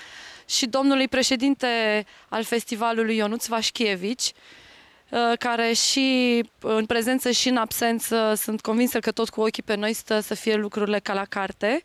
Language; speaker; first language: Romanian; native; Romanian